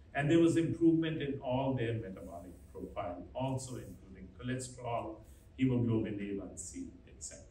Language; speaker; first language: English; non-native, local second language; Hindi